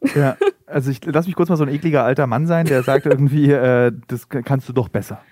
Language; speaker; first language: German; native; German